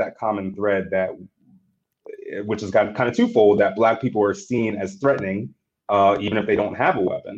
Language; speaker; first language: English; native; English